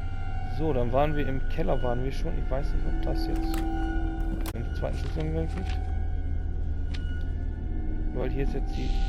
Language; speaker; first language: German; native; German